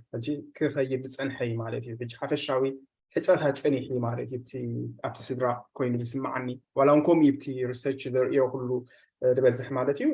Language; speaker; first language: Tigrinya; native; Tigrinya